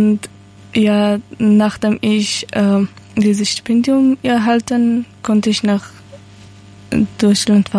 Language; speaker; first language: German; non-native, learner; Persian